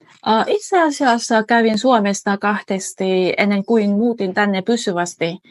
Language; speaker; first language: Finnish; non-native, fluent; Vietnamese